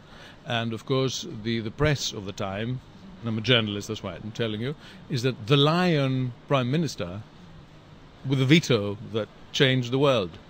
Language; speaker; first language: English; non-native, fluent; Greek